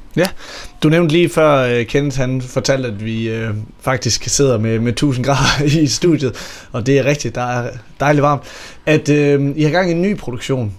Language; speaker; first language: Danish; native; Danish